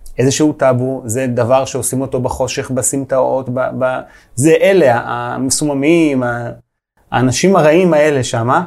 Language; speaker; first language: Hebrew; native; Hebrew